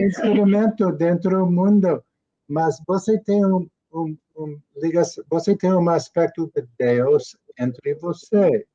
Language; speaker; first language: Portuguese; non-native, learner; English